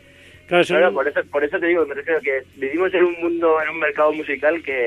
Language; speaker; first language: Spanish; native; Spanish